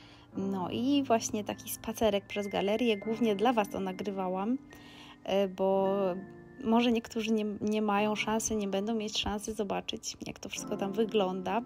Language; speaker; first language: Polish; native; Polish